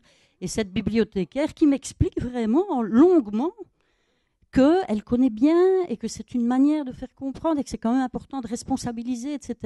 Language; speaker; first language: French; native; French